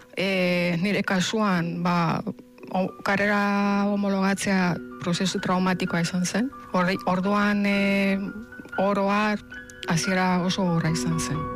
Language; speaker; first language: Basque; non-native, fluent; Romanian